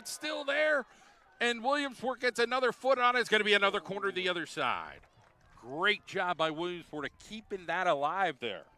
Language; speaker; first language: English; native; English